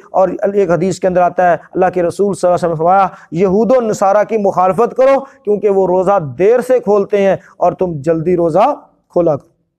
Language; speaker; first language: Urdu; non-native, local second language; Punjabi